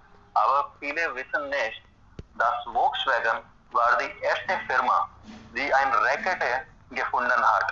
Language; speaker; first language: German; non-native, fluent; Hindi